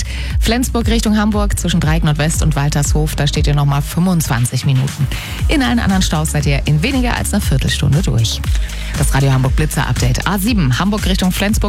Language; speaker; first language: German; native; German